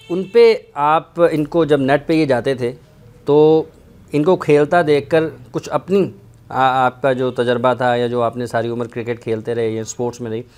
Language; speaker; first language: Urdu; non-native, local second language; Punjabi